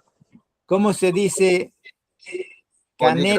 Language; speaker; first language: Spanish; non-native, fluent; Portuguese